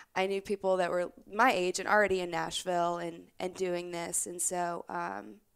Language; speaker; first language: English; native; English